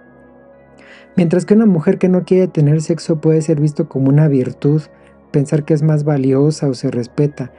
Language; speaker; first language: Spanish; native; Spanish